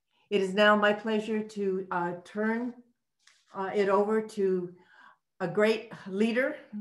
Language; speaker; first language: English; native; English